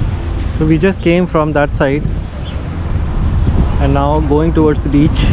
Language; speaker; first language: English; non-native, local second language; Hindi